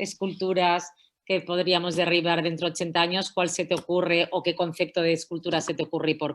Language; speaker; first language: Spanish; native; Spanish